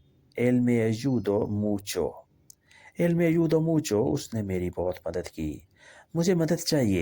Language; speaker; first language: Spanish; non-native, learner; Urdu